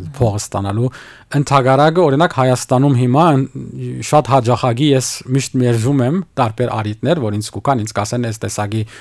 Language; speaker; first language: Armenian; early bilingual, heritage; Armenian